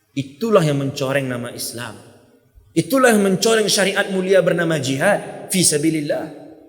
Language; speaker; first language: Malay; non-native, local second language; Minangkabau